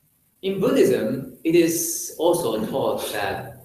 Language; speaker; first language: English; non-native, fluent; Japanese